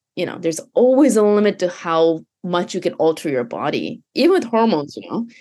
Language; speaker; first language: English; non-native, fluent; Japanese